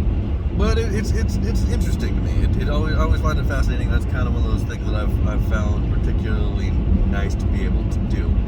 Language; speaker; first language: English; native; English